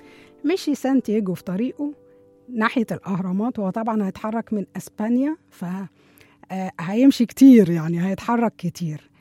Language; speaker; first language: Arabic; native; Arabic